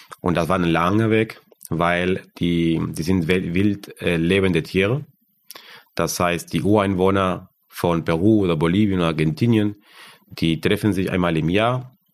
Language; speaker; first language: German; non-native, fluent; Spanish